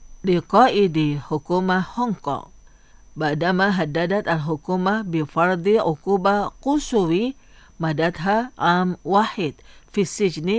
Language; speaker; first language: Arabic; non-native, fluent; Indonesian